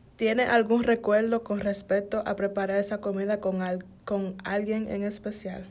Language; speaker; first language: Spanish; early bilingual, heritage; Spanish